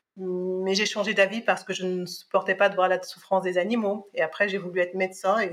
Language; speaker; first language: French; early bilingual, other home language; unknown